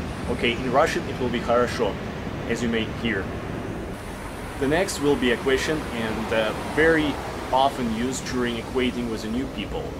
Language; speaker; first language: English; non-native, fluent; Ukrainian